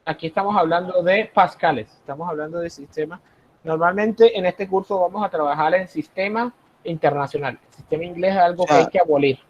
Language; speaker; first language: Spanish; native; Spanish